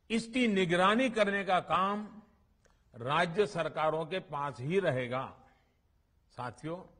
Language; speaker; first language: Hindi; non-native, local second language; Gujarati